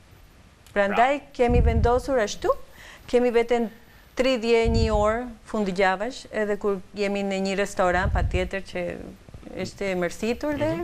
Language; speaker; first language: Albanian; non-native, learner; Spanish